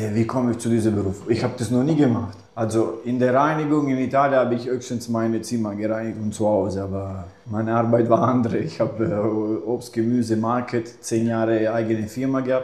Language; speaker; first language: German; non-native, fluent; Italian